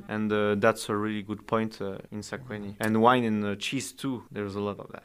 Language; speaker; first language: English; non-native, learner; French